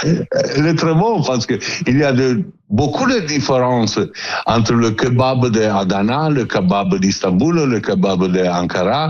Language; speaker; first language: French; non-native, learner; Italian